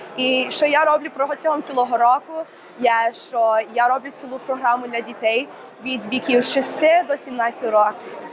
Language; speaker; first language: Ukrainian; early bilingual, heritage; Ukrainian